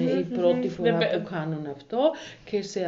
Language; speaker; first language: Greek; non-native, learner; German